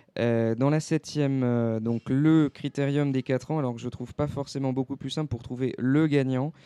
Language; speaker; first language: French; native; French